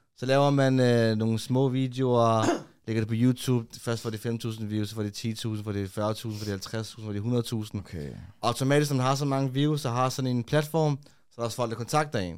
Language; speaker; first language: Danish; early bilingual, other home language; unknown